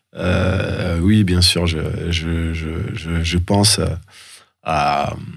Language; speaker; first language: French; early bilingual, other home language; Soninke